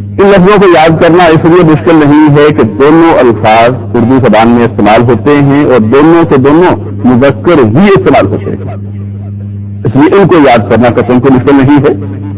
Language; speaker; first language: Urdu; non-native, local second language; Punjabi